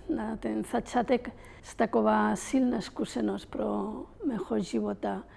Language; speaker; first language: Czech; non-native, fluent; Spanish